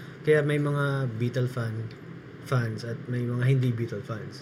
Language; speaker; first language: Filipino; native; Filipino